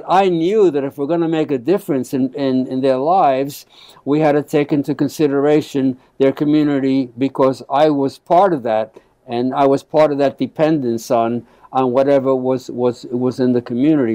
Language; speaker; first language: English; early bilingual, other home language; Spanish